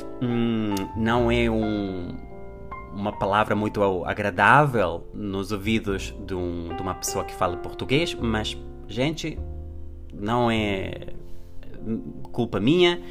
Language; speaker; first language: Portuguese; non-native, fluent; Spanish